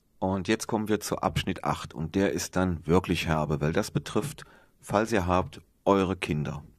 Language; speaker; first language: German; native; German